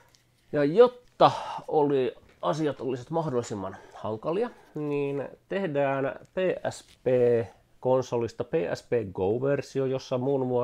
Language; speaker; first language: Finnish; native; Finnish